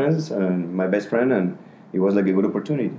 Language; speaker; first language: English; non-native, fluent; Spanish